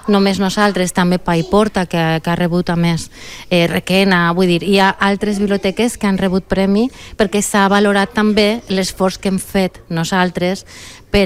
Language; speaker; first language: Catalan; non-native, local second language; Spanish